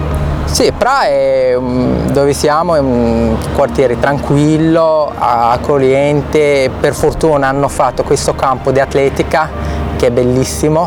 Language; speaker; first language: Italian; non-native, fluent; Arabic